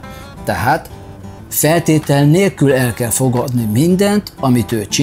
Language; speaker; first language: Hungarian; native; Hungarian